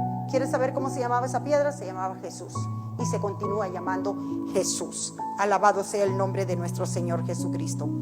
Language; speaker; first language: Spanish; native; Spanish